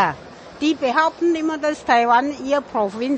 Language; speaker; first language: German; non-native, fluent; Min Nan Chinese